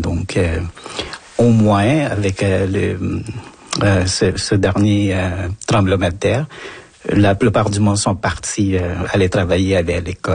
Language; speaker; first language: French; non-native, fluent; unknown